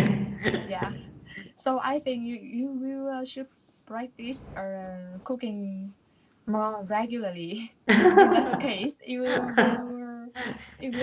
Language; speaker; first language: English; non-native, learner; Vietnamese